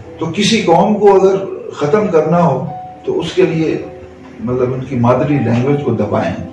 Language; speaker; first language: Urdu; non-native, local second language; Punjabi